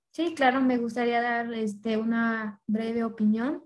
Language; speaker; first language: Spanish; non-native, local second language; Nahuatl languages